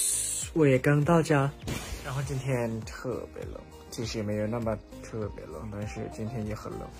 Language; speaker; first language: Chinese; non-native, learner; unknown